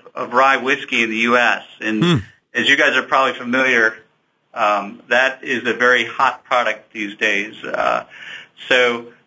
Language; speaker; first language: English; native; English